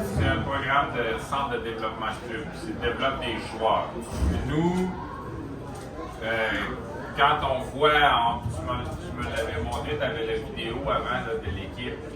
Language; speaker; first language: French; native; French